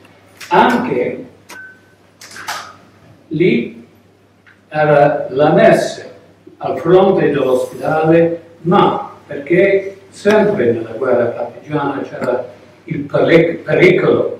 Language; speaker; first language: Italian; non-native, learner; English